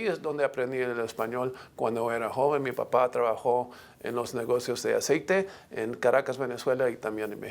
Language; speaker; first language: Spanish; non-native, learner; English